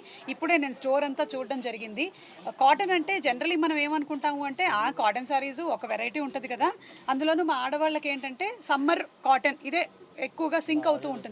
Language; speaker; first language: Telugu; native; Telugu